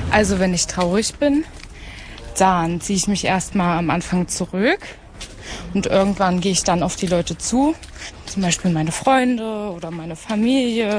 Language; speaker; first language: German; native; German